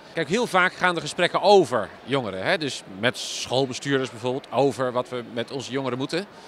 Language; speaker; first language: Dutch; native; Dutch